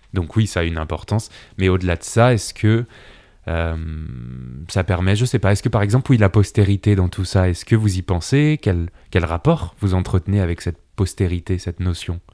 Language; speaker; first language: French; native; French